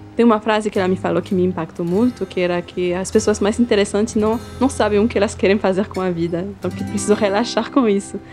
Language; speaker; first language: Portuguese; non-native, fluent; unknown